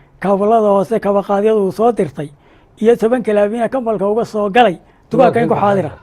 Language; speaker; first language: Somali; native; Somali